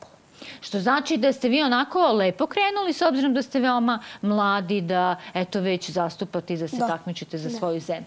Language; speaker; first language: Croatian; native; Croatian